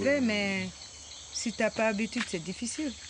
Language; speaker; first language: French; non-native, local second language; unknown